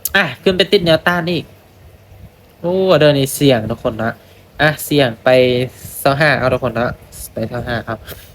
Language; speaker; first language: Thai; non-native, local second language; Lao